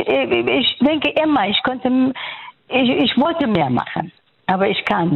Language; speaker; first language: German; non-native, fluent; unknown